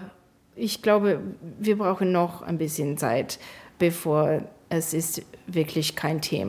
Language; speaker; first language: German; non-native, fluent; English